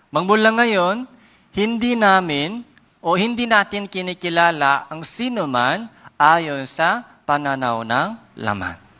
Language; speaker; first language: Filipino; non-native, fluent; Korean